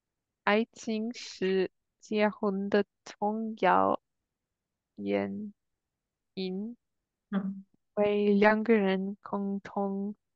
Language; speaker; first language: Chinese; non-native, learner; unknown